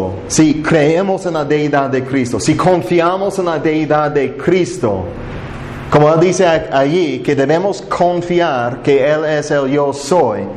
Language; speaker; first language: Spanish; non-native, fluent; English